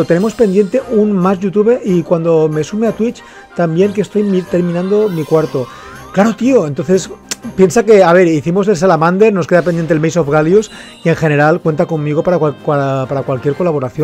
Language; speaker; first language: Spanish; native; Spanish